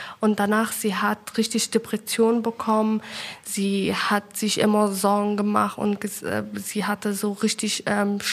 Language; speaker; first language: German; non-native, fluent; Persian